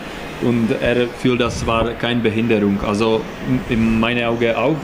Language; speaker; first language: German; non-native, learner; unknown